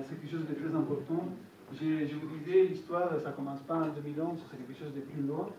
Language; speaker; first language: French; non-native, fluent; Italian